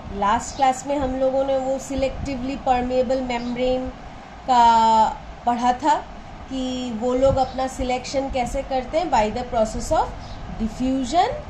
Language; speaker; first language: Hindi; non-native, local second language; Bangla